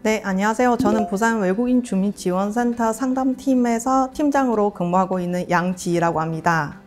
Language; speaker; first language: Korean; non-native, fluent; Chinese